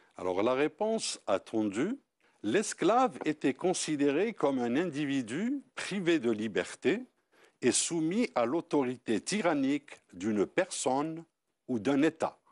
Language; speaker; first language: French; non-native, local second language; Arabic